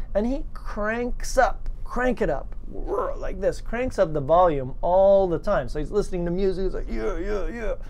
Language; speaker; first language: English; native; English